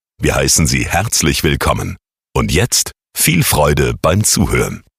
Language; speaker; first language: German; native; German